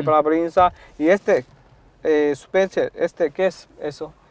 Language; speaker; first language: Spanish; non-native, learner; Chinese